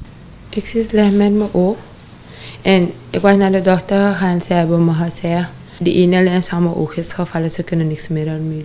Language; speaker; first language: Dutch; non-native, local second language; Sranan Tongo